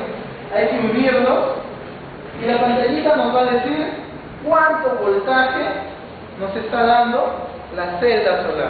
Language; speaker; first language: Spanish; native; Spanish